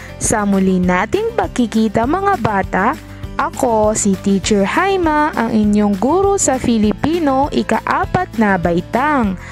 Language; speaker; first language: Filipino; non-native, local second language; Maranao